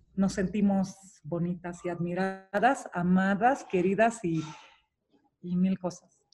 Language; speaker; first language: Spanish; non-native, fluent; Romanian